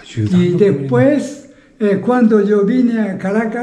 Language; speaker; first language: Spanish; non-native, fluent; Japanese